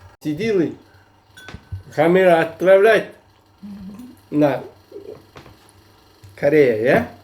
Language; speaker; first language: Russian; non-native, local second language; Kazakh